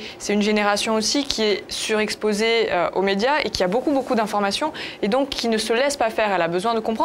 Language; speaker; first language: French; native; French